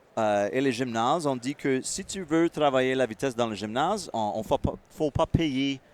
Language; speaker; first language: French; non-native, local second language; English